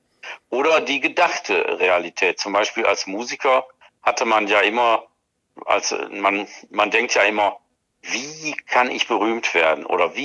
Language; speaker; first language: German; native; German